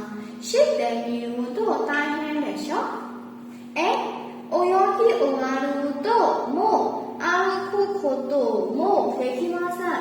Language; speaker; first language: Japanese; non-native, learner; Burmese